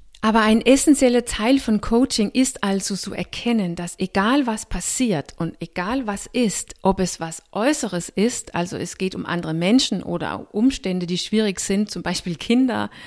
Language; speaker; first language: German; non-native, fluent; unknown